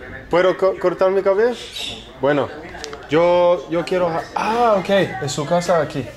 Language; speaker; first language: Spanish; non-native, learner; English